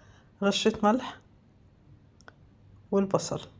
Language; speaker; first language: Arabic; native; Arabic